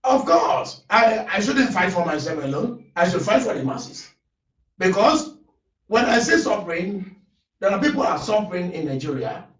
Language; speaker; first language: English; non-native, local second language; Yoruba